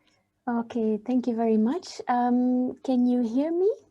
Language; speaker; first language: English; non-native, fluent; Dutch